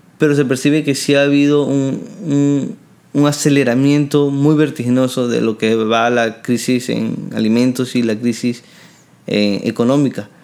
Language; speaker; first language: Spanish; native; Spanish